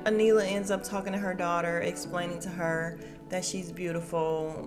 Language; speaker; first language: English; native; English